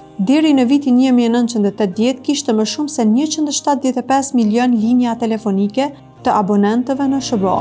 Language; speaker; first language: Albanian; native; Albanian